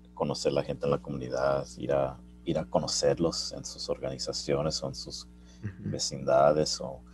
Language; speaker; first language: Spanish; early bilingual, heritage; Spanish